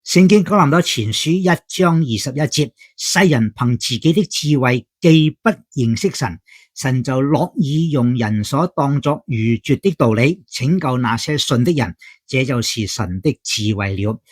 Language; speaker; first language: Cantonese; native; Cantonese